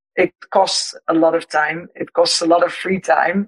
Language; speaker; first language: English; non-native, fluent; Dutch